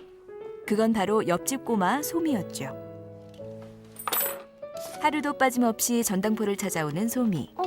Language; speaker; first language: Korean; native; Korean